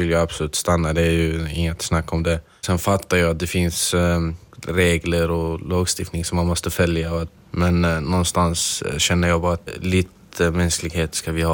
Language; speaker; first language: Swedish; non-native, fluent; Arabic